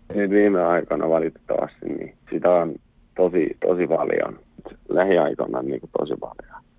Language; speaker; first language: Finnish; early bilingual, other home language; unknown